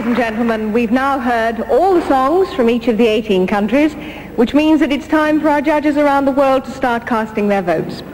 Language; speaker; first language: English; native; English